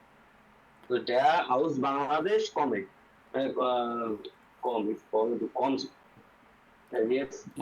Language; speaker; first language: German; non-native, learner; Bangla